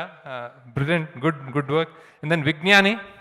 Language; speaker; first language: Telugu; native; Telugu